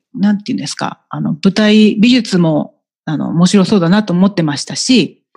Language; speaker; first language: Japanese; native; Japanese